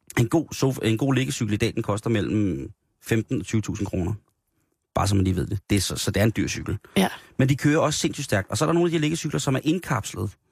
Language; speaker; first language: Danish; native; Danish